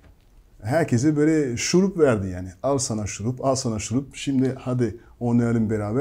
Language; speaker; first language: Turkish; non-native, fluent; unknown